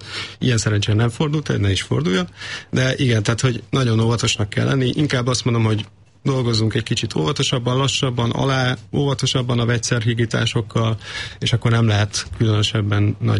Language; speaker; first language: Hungarian; native; Hungarian